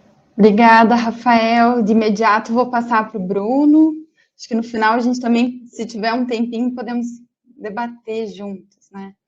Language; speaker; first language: Portuguese; native; Portuguese